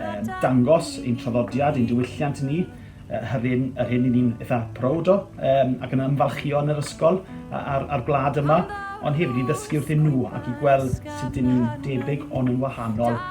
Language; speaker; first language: Welsh; native; Welsh